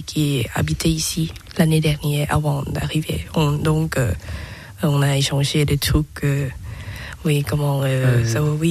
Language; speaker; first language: French; non-native, learner; Thai